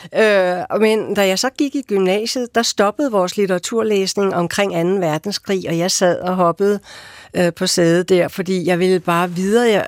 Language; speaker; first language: Danish; native; Danish